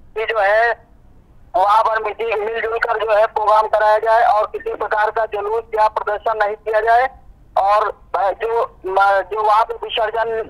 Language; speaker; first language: Hindi; native; Hindi